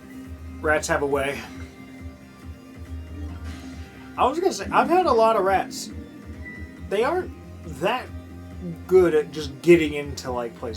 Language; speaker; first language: English; native; English